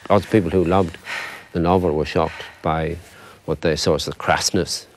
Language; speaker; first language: English; native; English